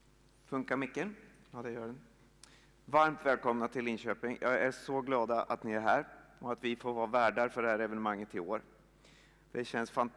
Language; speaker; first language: Swedish; native; Swedish